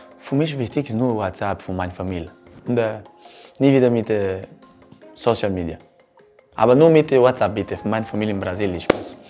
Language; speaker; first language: German; non-native, learner; Portuguese